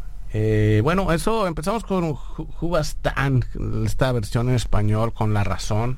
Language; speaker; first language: Spanish; native; Spanish